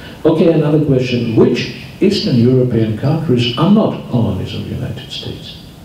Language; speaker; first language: English; non-native, fluent; Slovak